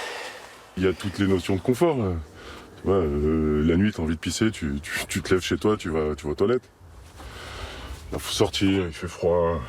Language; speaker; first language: French; native; French